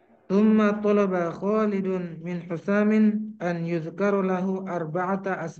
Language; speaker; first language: Arabic; non-native, learner; Indonesian